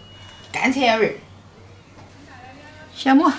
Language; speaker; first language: Chinese; native; Chinese